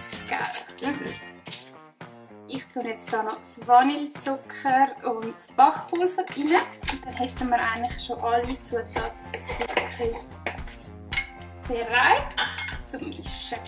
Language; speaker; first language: German; native; German